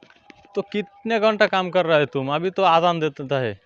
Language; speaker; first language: Hindi; non-native, learner; Bangla